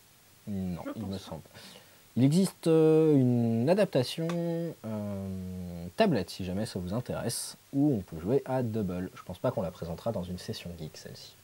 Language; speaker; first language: French; native; French